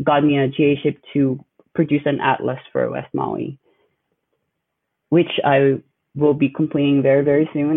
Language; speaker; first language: English; non-native, local second language; Filipino